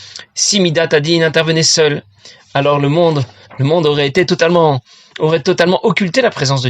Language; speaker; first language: French; native; French